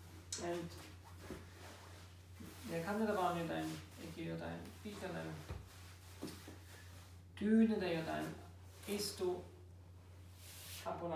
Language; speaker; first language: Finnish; non-native, learner; German